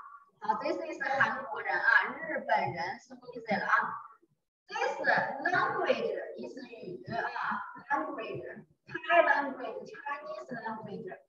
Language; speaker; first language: English; non-native, learner; Chinese